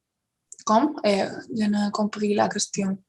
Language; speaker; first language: French; non-native, fluent; Spanish